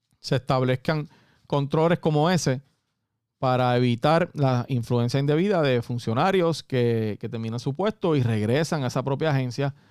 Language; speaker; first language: Spanish; native; Spanish